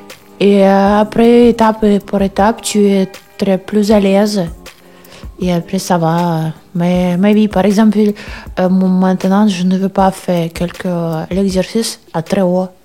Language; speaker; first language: French; non-native, learner; Russian